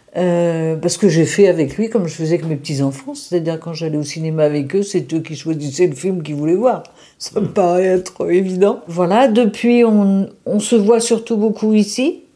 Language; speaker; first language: French; native; French